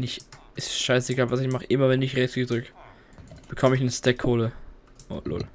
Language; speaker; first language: German; native; German